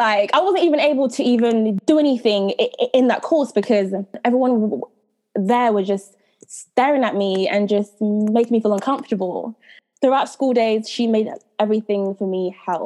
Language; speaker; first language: English; native; English